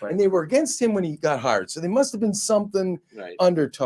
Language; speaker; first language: English; native; English